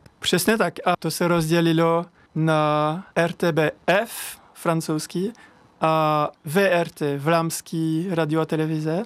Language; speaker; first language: Czech; non-native, learner; French